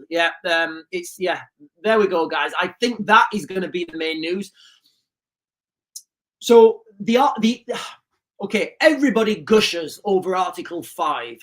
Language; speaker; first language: English; native; English